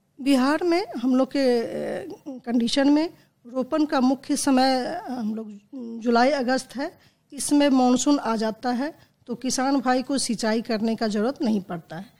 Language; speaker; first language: Hindi; native; Hindi